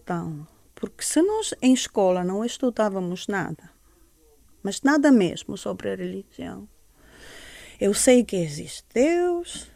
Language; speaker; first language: Portuguese; non-native, fluent; Estonian